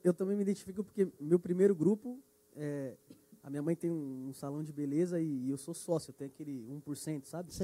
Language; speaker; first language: Portuguese; native; Portuguese